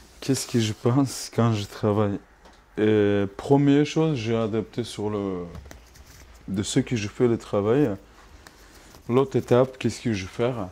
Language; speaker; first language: French; non-native, learner; Kurdish